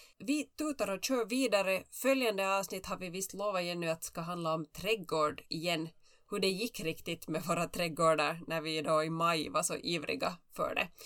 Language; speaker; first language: Swedish; native; Swedish